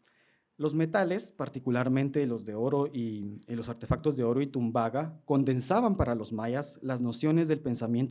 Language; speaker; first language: Spanish; native; Spanish